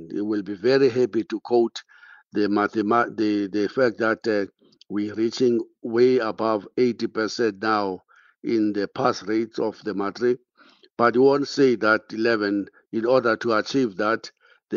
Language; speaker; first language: English; non-native, local second language; Xhosa